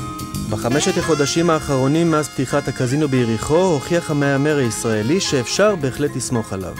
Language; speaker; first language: Hebrew; native; Hebrew